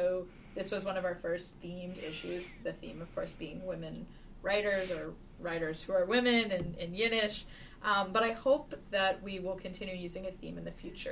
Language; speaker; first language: English; native; English